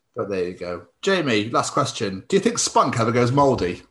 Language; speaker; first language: English; native; English